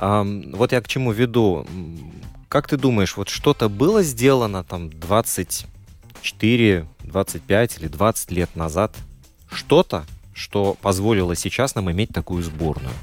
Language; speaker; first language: Russian; native; Russian